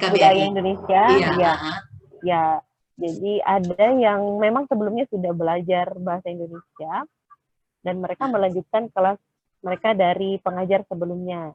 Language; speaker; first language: Indonesian; native; Indonesian